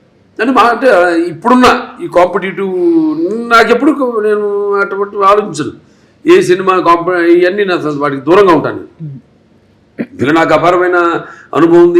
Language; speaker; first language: Telugu; native; Telugu